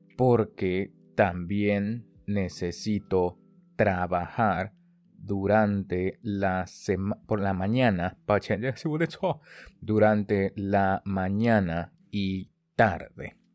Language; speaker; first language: Spanish; non-native, fluent; Chinese